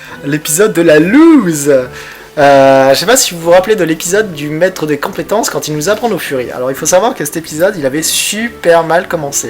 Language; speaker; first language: French; native; French